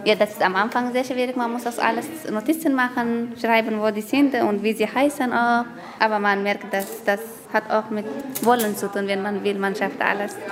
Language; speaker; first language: German; non-native, learner; Tigrinya